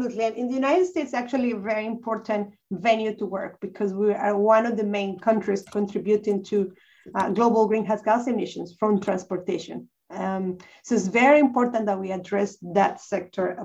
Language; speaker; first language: English; non-native, fluent; Spanish